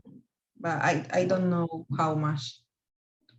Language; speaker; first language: English; non-native, learner; Spanish